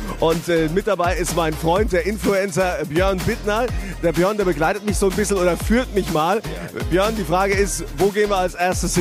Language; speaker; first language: German; native; German